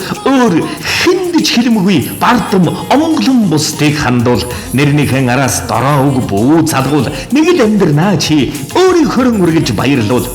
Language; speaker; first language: Mongolian; native; Mongolian